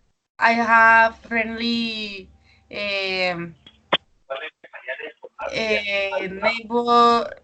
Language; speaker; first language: English; non-native, learner; Spanish